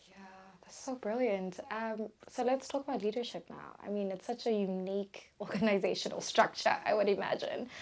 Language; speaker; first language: English; non-native, local second language; Tswana